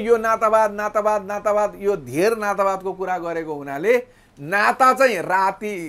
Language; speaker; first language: Nepali; native; Nepali